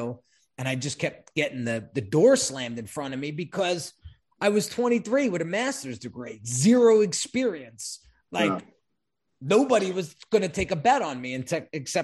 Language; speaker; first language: English; native; English